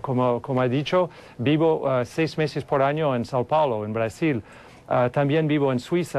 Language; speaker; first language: Spanish; non-native, fluent; English